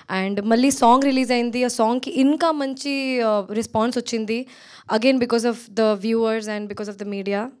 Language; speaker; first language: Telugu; non-native, learner; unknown